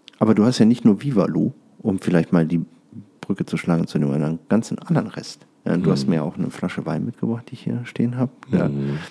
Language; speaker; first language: German; native; German